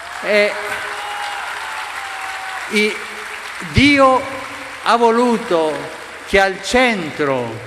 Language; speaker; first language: Italian; non-native, fluent; Spanish